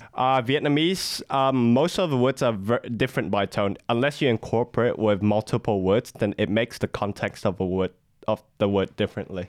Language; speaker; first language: English; non-native, fluent; Vietnamese